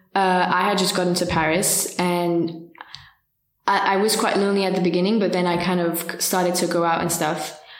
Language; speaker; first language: English; early bilingual, heritage; French